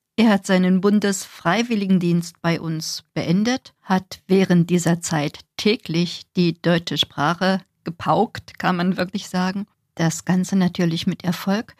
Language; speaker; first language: German; native; German